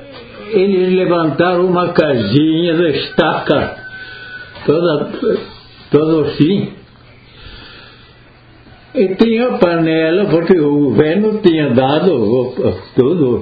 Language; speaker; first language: Portuguese; non-native, local second language; Italian